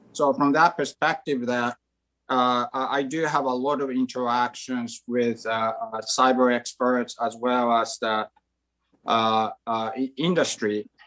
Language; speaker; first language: English; non-native, fluent; Croatian